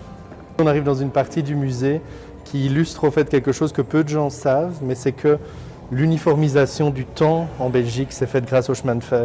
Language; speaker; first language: French; native; French